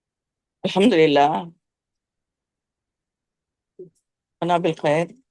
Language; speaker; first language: Arabic; non-native, learner; Urdu